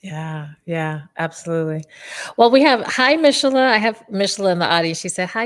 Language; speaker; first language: English; native; English